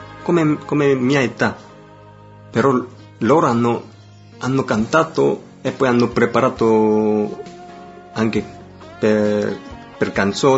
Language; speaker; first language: Italian; non-native, fluent; Korean